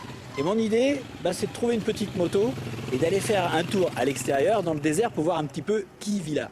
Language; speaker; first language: French; native; French